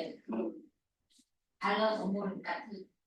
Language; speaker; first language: Korean; non-native, fluent; Vietnamese